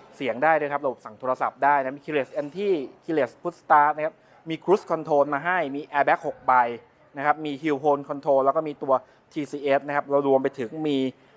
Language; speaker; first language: Thai; native; Thai